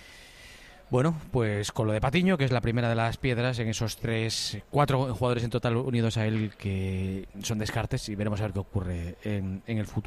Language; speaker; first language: Spanish; native; Spanish